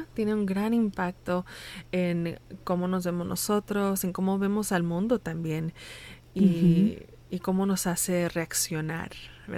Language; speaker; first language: Spanish; early bilingual, heritage; Spanish